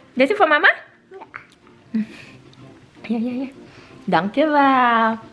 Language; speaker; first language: Dutch; non-native, learner; Filipino